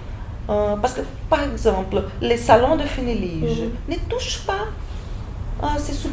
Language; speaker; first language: French; non-native, fluent; Portuguese